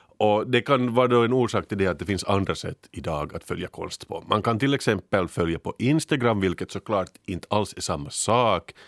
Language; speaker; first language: Swedish; native; Swedish